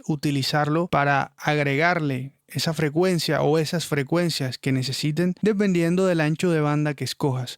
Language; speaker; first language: Spanish; native; Spanish